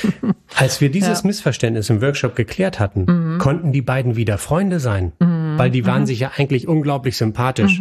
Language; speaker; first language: German; native; German